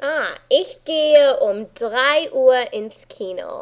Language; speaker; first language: German; non-native, fluent; English